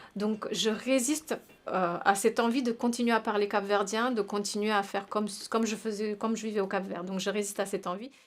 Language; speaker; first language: French; early bilingual, other home language; Kabuverdianu